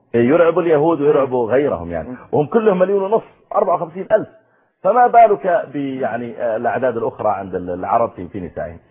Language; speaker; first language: Arabic; native; Arabic